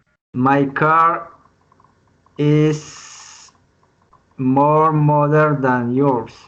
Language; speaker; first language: English; non-native, learner; Spanish